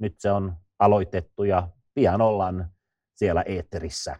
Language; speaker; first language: Finnish; non-native, fluent; Swedish